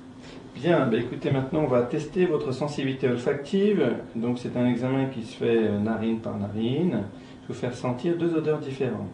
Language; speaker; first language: French; native; French